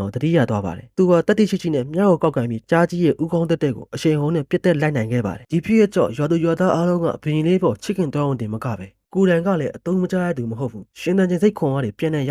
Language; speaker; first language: Burmese; native; Burmese